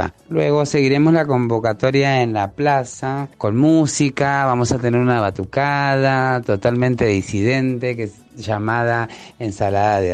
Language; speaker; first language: Spanish; native; Spanish